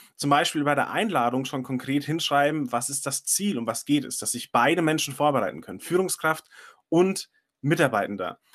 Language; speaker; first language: German; non-native, fluent; Chinese